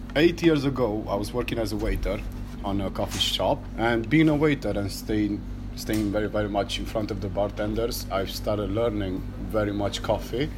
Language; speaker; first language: English; non-native, learner; Romanian